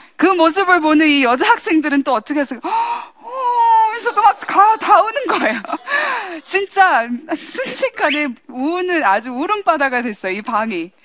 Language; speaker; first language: Korean; early bilingual, heritage; English